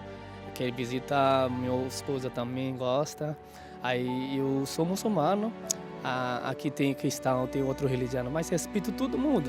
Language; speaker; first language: Portuguese; non-native, learner; Bangla